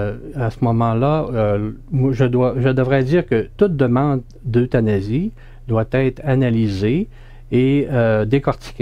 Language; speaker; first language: French; native; French